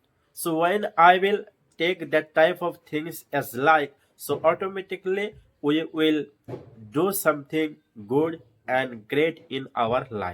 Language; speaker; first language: English; non-native, learner; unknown